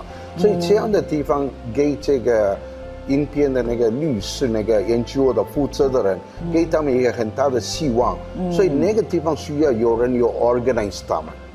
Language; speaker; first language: Chinese; non-native, fluent; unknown